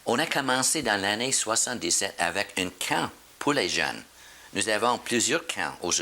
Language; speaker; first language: French; non-native, learner; English